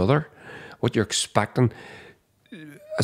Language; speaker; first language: English; native; English